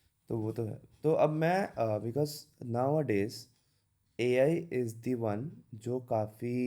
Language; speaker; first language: Hindi; native; Hindi